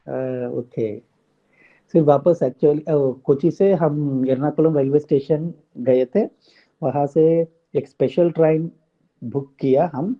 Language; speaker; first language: Hindi; non-native, local second language; Telugu